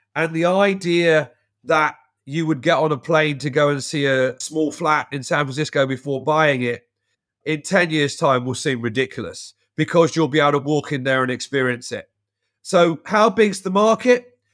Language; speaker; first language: English; native; English